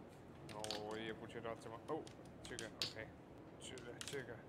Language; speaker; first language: Chinese; non-native, fluent; German